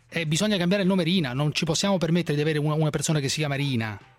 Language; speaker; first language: Italian; native; Italian